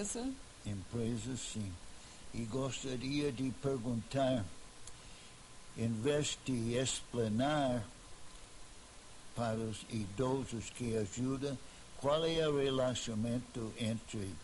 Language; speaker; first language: Portuguese; non-native, fluent; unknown